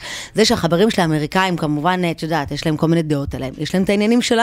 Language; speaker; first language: Hebrew; native; Hebrew